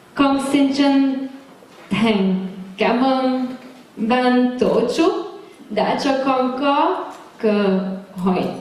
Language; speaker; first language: Vietnamese; early bilingual, heritage; Vietnamese